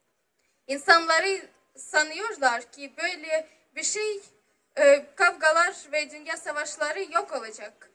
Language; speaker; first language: Turkish; non-native, fluent; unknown